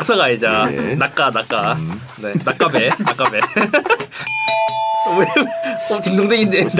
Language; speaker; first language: Korean; native; Korean